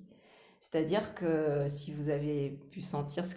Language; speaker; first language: French; native; French